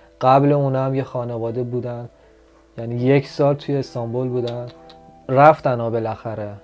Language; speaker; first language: Persian; native; Persian